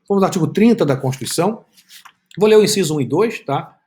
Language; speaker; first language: Portuguese; native; Portuguese